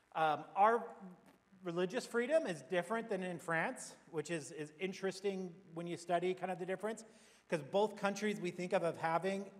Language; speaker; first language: English; native; English